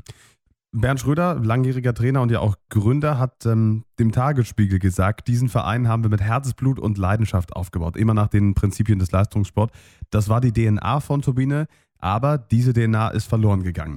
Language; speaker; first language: German; native; German